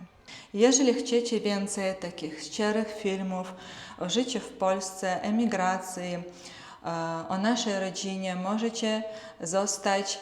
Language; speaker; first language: Polish; non-native, fluent; Ukrainian